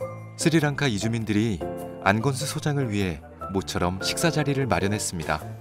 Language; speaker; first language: Korean; native; Korean